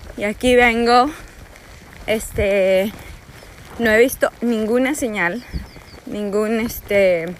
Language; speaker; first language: Spanish; early bilingual, heritage; Spanish